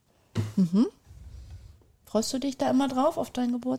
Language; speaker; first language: German; native; German